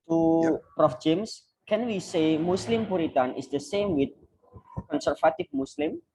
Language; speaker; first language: English; non-native, learner; Indonesian